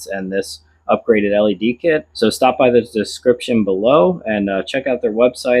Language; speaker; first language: English; native; English